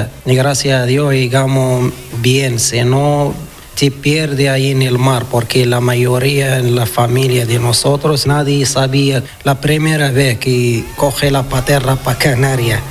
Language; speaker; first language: Spanish; non-native, learner; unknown